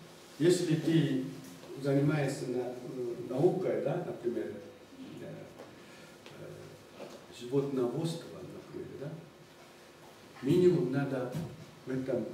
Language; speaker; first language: Russian; non-native, fluent; Korean